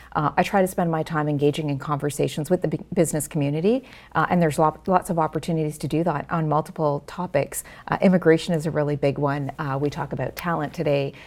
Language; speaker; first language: English; native; English